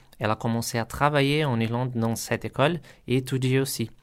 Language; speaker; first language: French; non-native, learner; Portuguese